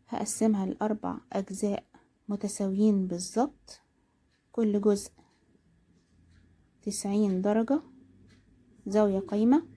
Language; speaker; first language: Arabic; native; Arabic